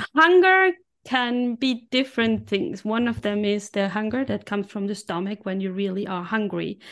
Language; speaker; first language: English; non-native, fluent; German